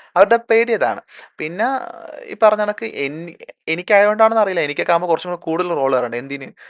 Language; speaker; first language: Malayalam; native; Malayalam